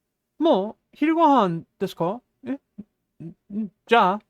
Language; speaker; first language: Japanese; non-native, fluent; English